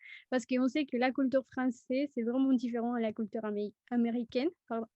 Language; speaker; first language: French; non-native, fluent; Spanish